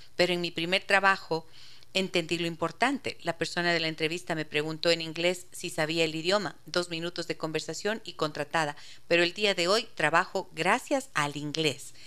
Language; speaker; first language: Spanish; native; Spanish